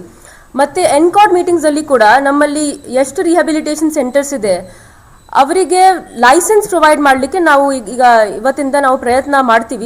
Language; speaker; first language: Kannada; non-native, local second language; Hindi